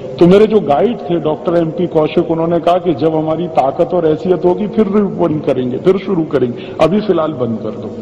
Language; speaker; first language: Hindi; native; Hindi